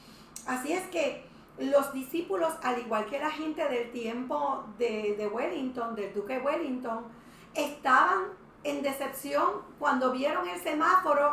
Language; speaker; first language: Spanish; native; Spanish